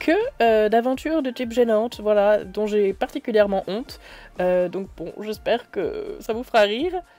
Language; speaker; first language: French; native; French